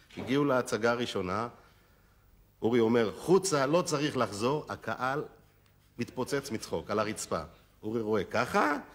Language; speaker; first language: Hebrew; native; Hebrew